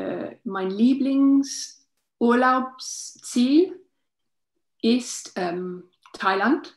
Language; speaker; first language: German; non-native, learner; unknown